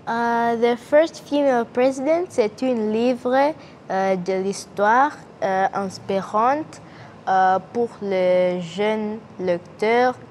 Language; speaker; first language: French; non-native, learner; English